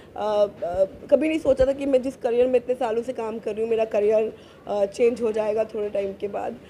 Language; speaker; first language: Hindi; native; Hindi